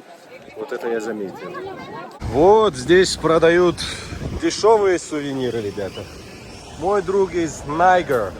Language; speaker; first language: Russian; non-native, fluent; Tajik